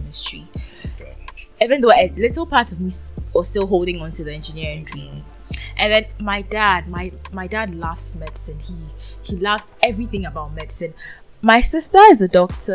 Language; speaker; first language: English; non-native, local second language; Akan